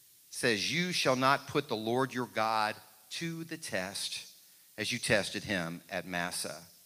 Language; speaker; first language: English; native; English